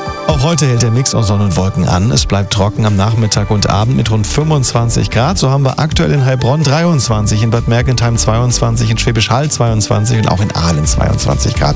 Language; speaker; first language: German; native; German